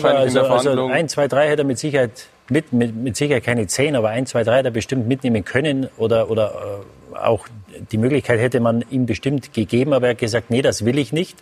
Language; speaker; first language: German; native; German